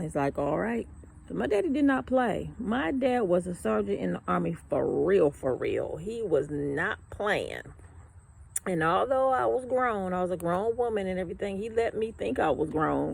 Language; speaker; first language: English; native; English